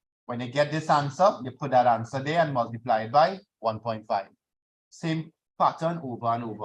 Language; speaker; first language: English; native; English